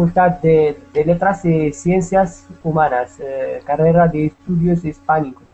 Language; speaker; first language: Spanish; non-native, learner; Arabic